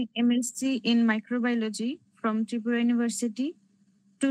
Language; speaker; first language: English; non-native, learner; Bangla